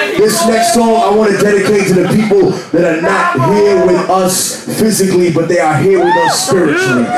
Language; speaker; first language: English; early bilingual, other home language; Spanish